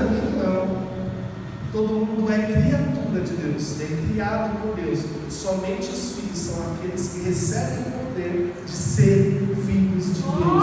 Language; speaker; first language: Portuguese; native; Portuguese